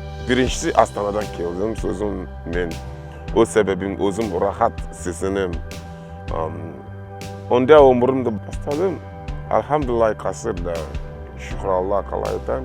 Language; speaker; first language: Kazakh; non-native, learner; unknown